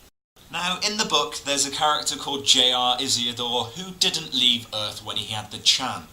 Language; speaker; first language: English; native; English